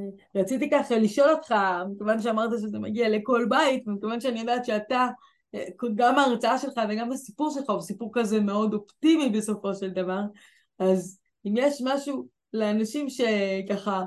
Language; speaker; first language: Hebrew; native; Hebrew